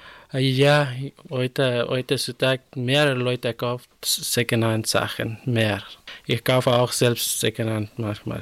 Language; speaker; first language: German; non-native, learner; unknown